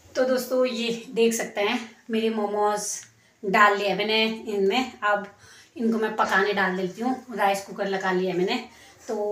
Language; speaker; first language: Hindi; native; Hindi